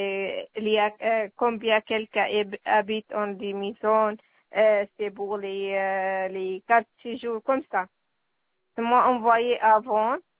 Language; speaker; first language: French; non-native, learner; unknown